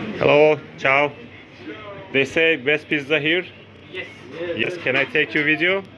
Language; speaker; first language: English; non-native, learner; Turkish